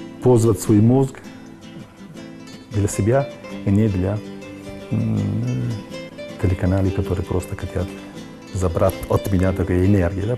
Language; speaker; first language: Russian; non-native, learner; Italian